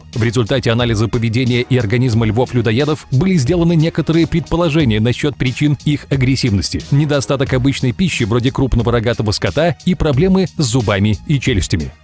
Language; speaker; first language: Russian; native; Russian